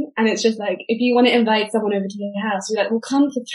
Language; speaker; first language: English; native; English